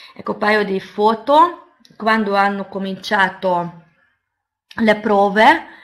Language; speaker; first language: Italian; non-native, fluent; Hungarian